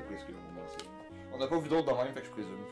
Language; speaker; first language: French; native; French